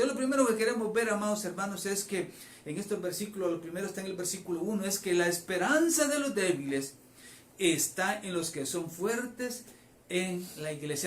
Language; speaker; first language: Spanish; native; Spanish